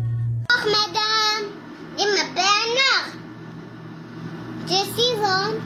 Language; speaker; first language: French; non-native, learner; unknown